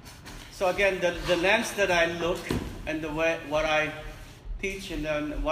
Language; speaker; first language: English; non-native, local second language; Filipino